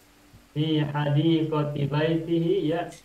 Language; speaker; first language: Arabic; non-native, fluent; Indonesian